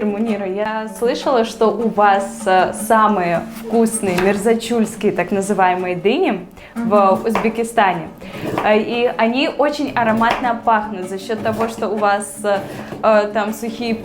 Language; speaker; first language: Russian; native; Russian